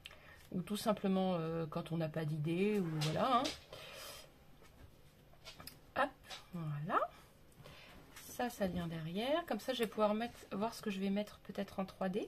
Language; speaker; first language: French; native; French